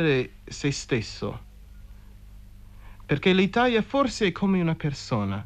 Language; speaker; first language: Italian; non-native, fluent; English